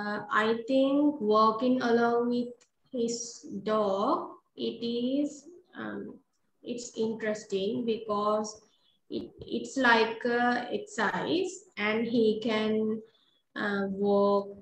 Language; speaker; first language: English; non-native, learner; Sinhala